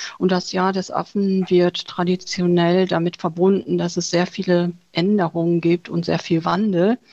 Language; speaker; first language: German; early bilingual, other home language; Chinese